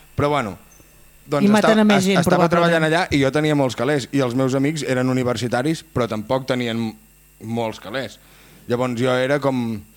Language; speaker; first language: Catalan; non-native, local second language; Spanish